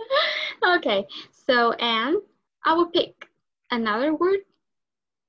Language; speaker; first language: English; non-native, learner; Vietnamese